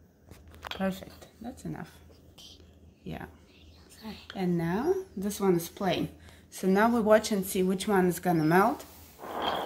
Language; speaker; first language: English; non-native, fluent; Russian